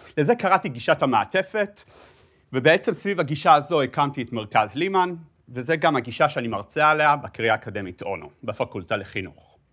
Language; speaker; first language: Hebrew; native; Hebrew